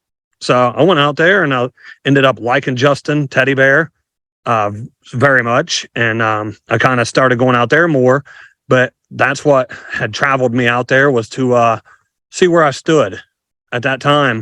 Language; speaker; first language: English; native; English